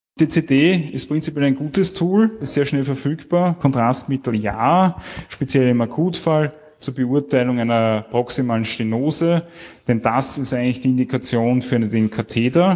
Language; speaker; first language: German; native; German